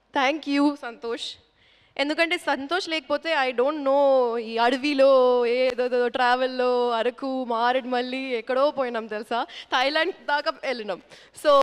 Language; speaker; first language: Telugu; non-native, fluent; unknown